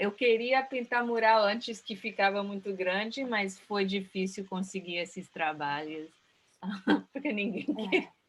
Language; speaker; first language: Portuguese; early bilingual, heritage; Portuguese